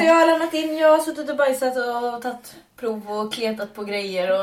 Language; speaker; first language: Swedish; native; Swedish